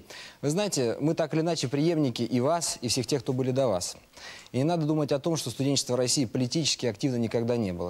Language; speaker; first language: Russian; native; Russian